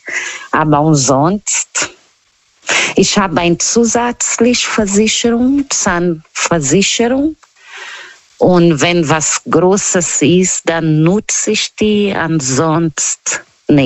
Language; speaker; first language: German; non-native, learner; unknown